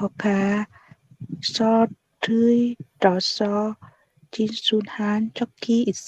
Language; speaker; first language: Korean; non-native, learner; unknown